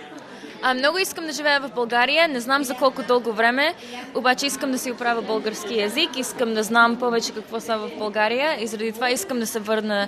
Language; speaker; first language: Bulgarian; early bilingual, heritage; Bulgarian